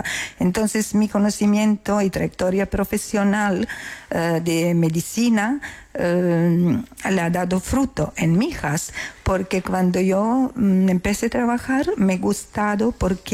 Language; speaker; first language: Spanish; non-native, learner; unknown